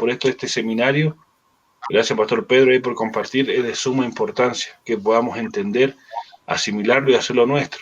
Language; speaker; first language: Spanish; native; Spanish